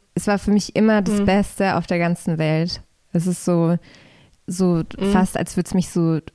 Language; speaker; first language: German; early bilingual, other home language; Polish